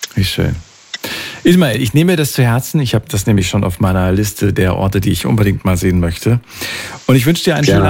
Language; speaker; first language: German; native; German